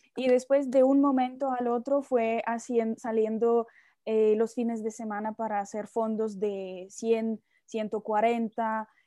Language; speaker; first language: Spanish; non-native, fluent; Russian